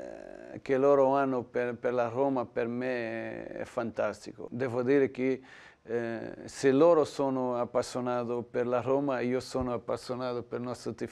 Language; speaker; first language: Italian; non-native, learner; Portuguese